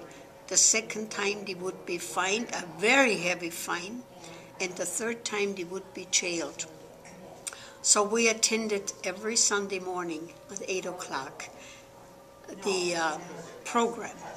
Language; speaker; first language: English; non-native, fluent; German